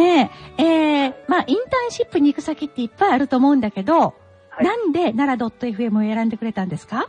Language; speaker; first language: Japanese; native; Japanese